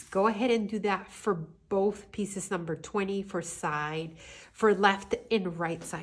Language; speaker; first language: English; native; English